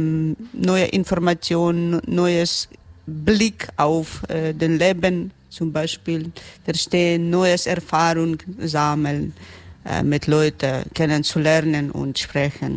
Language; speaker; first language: German; non-native, learner; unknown